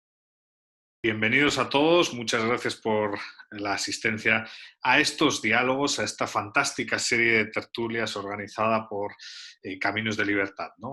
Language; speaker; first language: Spanish; native; Spanish